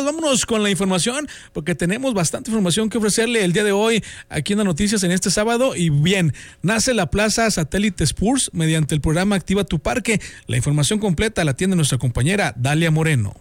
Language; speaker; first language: Spanish; native; Spanish